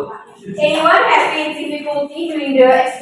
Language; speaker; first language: English; non-native, learner; Indonesian